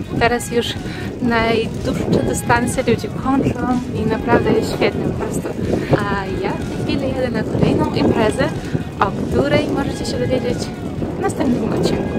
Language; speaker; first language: Polish; non-native, fluent; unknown